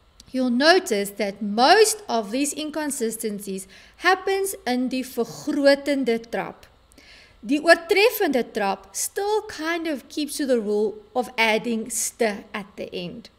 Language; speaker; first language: English; native; English